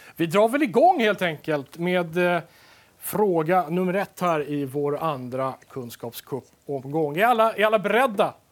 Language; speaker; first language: Swedish; native; Swedish